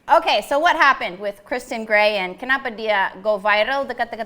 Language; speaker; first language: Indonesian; non-native, fluent; English